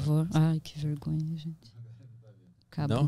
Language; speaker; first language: Portuguese; native; Portuguese